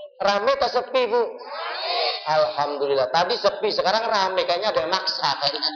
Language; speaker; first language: Indonesian; non-native, local second language; Javanese